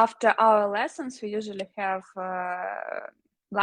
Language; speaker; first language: English; non-native, learner; Ukrainian